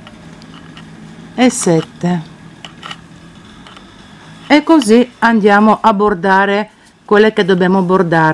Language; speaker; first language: Italian; non-native, fluent; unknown